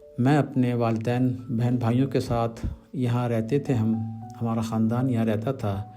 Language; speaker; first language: Urdu; native; Urdu